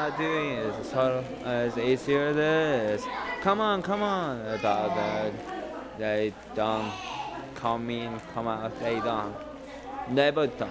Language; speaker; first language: English; non-native, learner; Korean